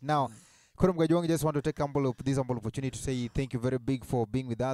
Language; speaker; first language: English; non-native, local second language; Luo (Kenya and Tanzania)